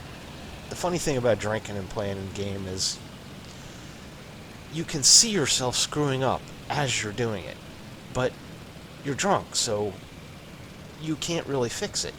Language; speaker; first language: English; native; English